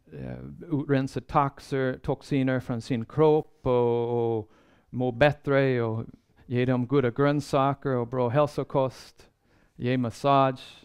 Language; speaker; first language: Swedish; non-native, fluent; English